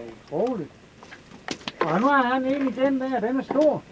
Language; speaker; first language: Danish; native; Danish